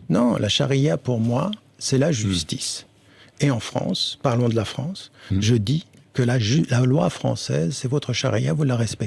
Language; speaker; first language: French; early bilingual, other home language; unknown